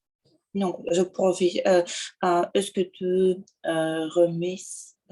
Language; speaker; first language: French; non-native, learner; Russian